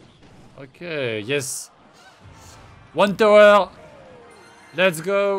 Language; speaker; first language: English; non-native, learner; French